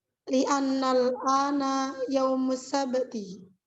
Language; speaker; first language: Arabic; non-native, learner; Indonesian